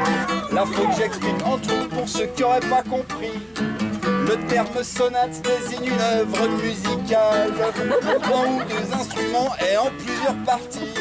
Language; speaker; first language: French; native; French